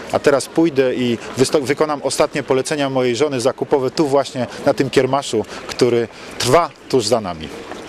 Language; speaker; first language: Polish; native; Polish